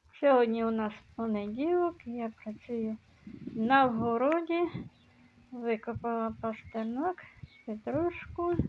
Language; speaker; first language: Ukrainian; native; Ukrainian